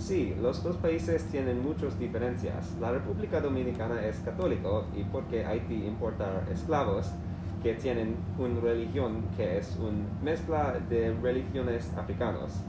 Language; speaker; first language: Spanish; non-native, learner; English